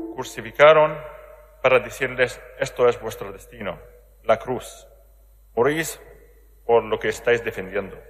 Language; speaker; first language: Spanish; non-native, learner; Arabic